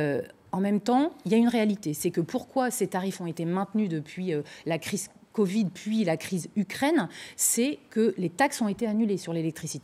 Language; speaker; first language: French; native; French